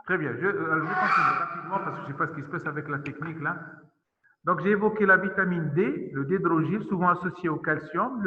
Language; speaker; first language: French; non-native, local second language; Arabic